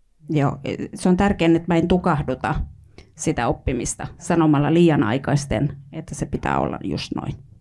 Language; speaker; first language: Finnish; native; Finnish